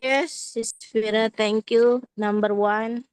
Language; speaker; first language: English; non-native, learner; Indonesian